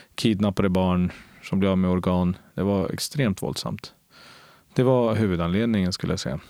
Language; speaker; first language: Swedish; early bilingual, other home language; Spanish